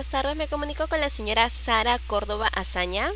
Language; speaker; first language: Spanish; native; Spanish